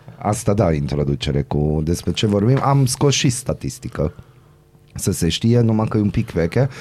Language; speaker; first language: Romanian; non-native, local second language; Hungarian